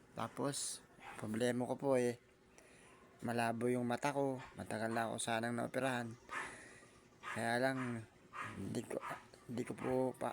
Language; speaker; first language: Filipino; native; Filipino